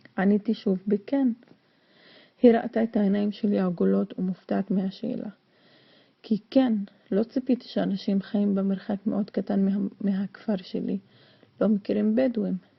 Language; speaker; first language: Hebrew; non-native, local second language; Arabic